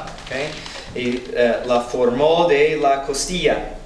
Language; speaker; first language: Spanish; non-native, fluent; English